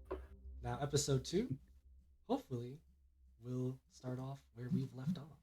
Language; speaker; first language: English; native; English